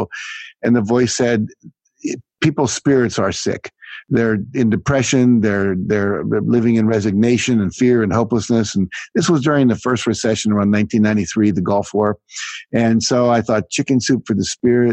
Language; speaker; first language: English; native; English